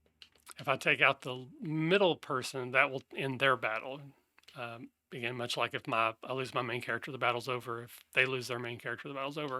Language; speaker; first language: English; native; English